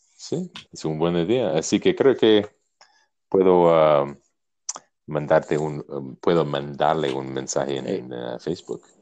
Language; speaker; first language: Spanish; non-native, learner; English